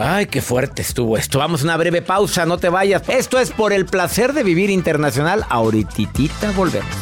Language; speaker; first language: Spanish; native; Spanish